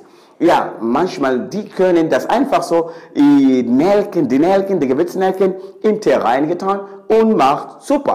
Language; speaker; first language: German; non-native, fluent; Swahili